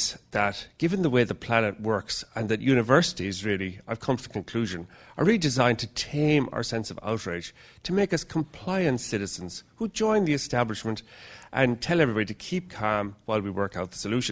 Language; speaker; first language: English; native; English